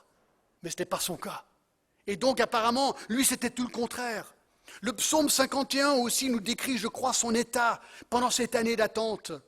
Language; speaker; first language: French; non-native, fluent; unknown